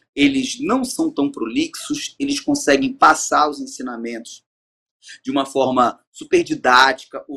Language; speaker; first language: Portuguese; native; Portuguese